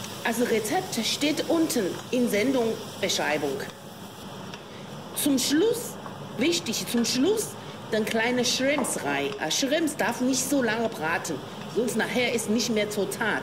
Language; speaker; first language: German; non-native, learner; Chinese